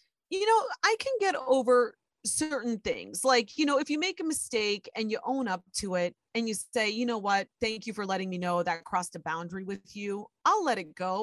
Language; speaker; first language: English; early bilingual, other home language; Spanish